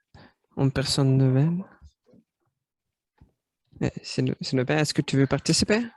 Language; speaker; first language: French; non-native, learner; Russian